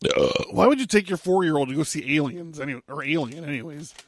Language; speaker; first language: English; native; English